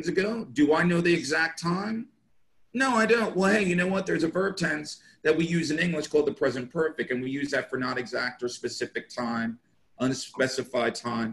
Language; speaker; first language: English; native; English